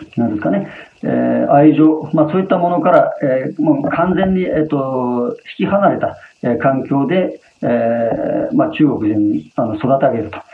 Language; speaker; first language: Japanese; non-native, fluent; Uyghur